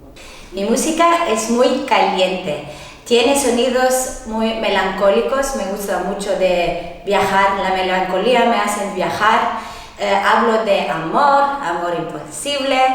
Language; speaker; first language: Spanish; non-native, learner; French